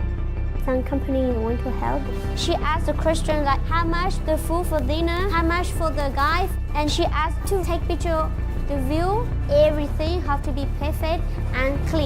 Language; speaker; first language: English; non-native, local second language; Hmong